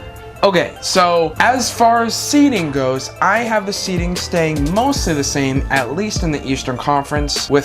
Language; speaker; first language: English; native; English